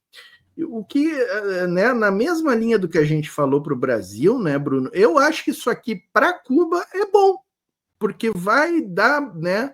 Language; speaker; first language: Portuguese; native; Portuguese